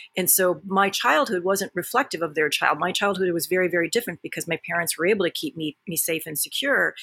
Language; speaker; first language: English; early bilingual, other home language; Japanese